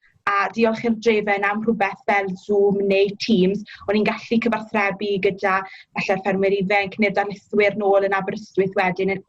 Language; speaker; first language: Welsh; native; Welsh